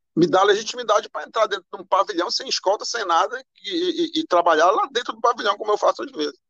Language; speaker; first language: Portuguese; native; Portuguese